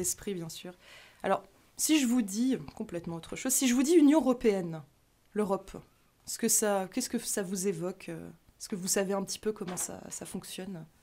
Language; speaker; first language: French; native; French